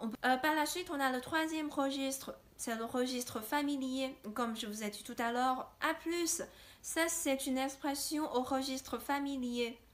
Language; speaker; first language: French; non-native, fluent; Chinese